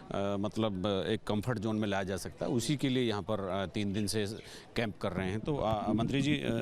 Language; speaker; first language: Hindi; native; Hindi